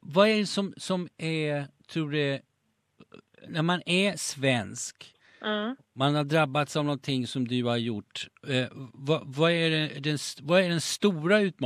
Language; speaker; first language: Swedish; native; Swedish